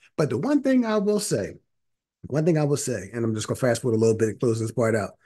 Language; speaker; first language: English; native; English